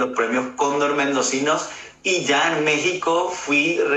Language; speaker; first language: Spanish; native; Spanish